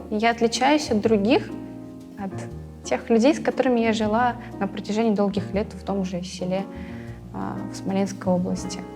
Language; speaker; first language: Russian; early bilingual, other home language; Crimean Tatar